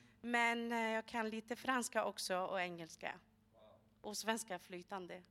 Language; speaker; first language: Swedish; early bilingual, other home language; Arabic